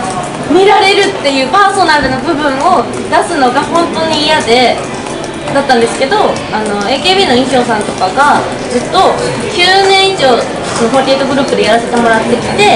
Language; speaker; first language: Japanese; native; Japanese